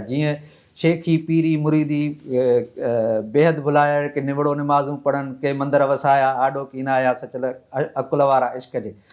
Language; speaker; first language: Sindhi; native; Sindhi